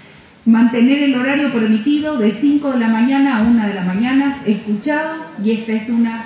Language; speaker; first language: Spanish; native; Spanish